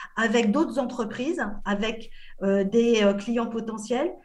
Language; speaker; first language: French; native; French